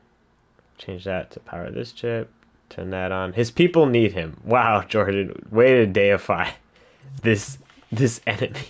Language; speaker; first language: English; native; English